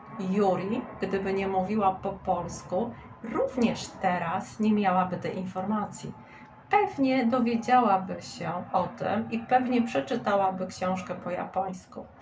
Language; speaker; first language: Polish; native; Polish